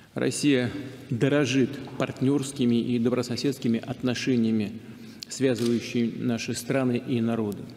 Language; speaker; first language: Russian; native; Russian